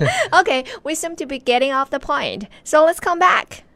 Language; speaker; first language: English; non-native, fluent; Chinese